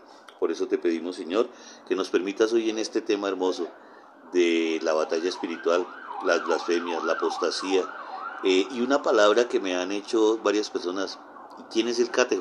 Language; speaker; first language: Spanish; native; Spanish